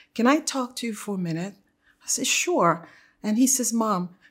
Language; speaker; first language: English; non-native, fluent; Haitian Creole